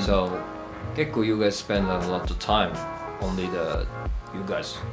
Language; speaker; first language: English; non-native, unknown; Japanese